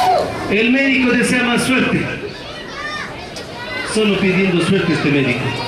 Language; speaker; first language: Spanish; native; Spanish